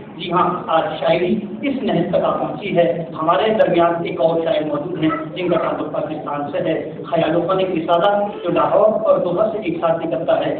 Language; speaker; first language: Urdu; native; Urdu